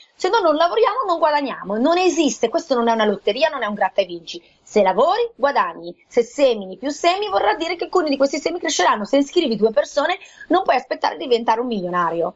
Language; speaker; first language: Italian; native; Italian